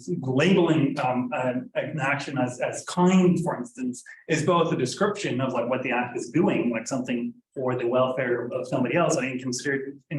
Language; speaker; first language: English; non-native, fluent; Norwegian